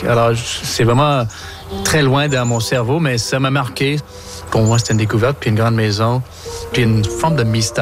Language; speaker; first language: French; non-native, local second language; English